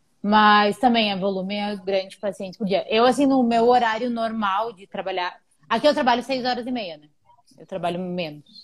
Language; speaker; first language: Portuguese; native; Portuguese